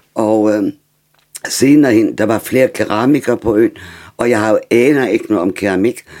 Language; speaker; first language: Danish; non-native, fluent; German